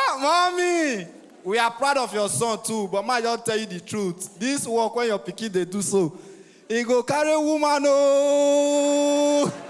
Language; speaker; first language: Nigerian Pidgin; native; Nigerian Pidgin